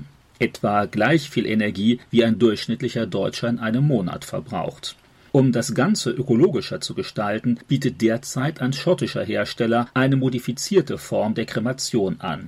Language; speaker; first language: German; native; German